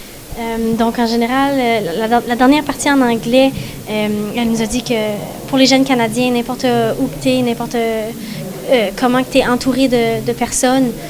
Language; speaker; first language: French; native; French